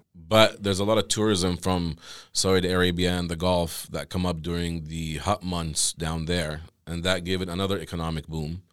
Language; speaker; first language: English; non-native, fluent; Arabic